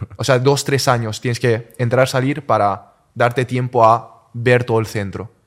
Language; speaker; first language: Spanish; early bilingual, other home language; Chinese